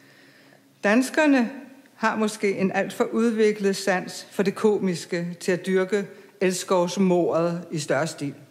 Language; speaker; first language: Danish; native; Danish